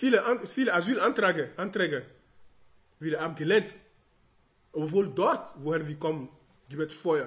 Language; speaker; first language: German; non-native, learner; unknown